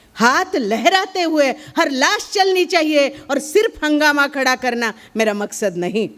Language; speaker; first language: Hindi; non-native, local second language; Marathi